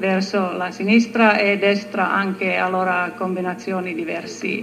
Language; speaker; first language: Italian; non-native, learner; Finnish